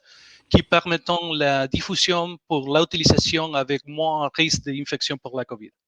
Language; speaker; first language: French; non-native, learner; Spanish